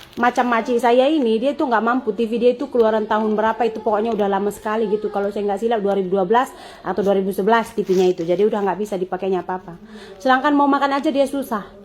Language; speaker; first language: Indonesian; native; Indonesian